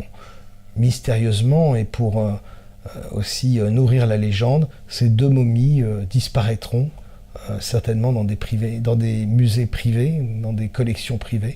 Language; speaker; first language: French; native; French